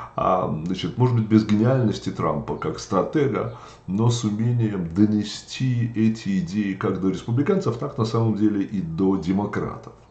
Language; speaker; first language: Russian; native; Russian